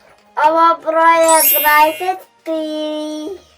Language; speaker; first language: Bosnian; early bilingual, heritage; Serbian